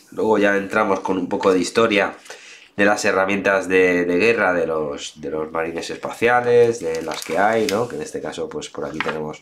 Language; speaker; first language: Spanish; native; Spanish